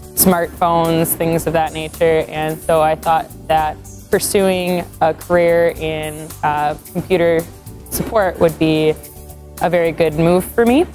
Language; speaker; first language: English; native; English